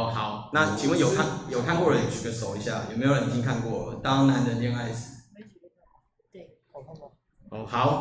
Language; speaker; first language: Chinese; native; Chinese